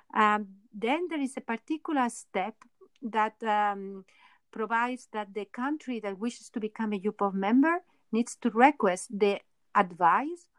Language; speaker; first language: English; non-native, fluent; Spanish